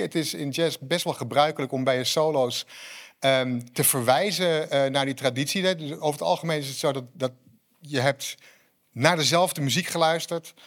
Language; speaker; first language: Dutch; native; Dutch